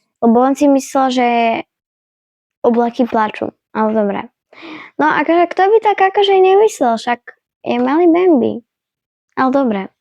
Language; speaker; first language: Slovak; early bilingual, other home language; Ukrainian